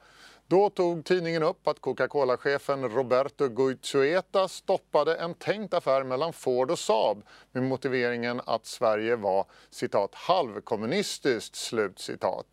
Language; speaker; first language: Swedish; native; Swedish